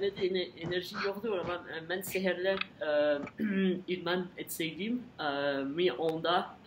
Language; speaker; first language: Azerbaijani; non-native, learner; French